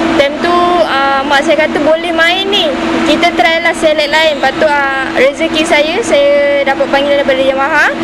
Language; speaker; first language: Malay; native; Malay